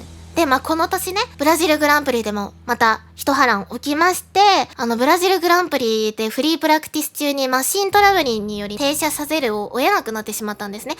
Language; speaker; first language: Japanese; native; Japanese